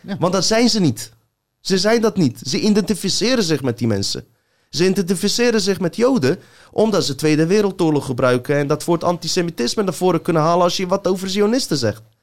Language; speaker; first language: Dutch; early bilingual, other home language; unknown